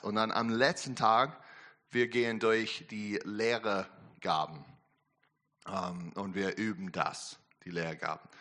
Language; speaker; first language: German; non-native, learner; English